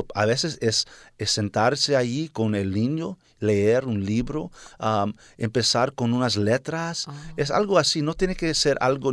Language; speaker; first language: Spanish; early bilingual, heritage; Spanish